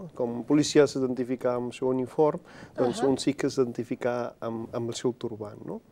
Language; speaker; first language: Catalan; non-native, fluent; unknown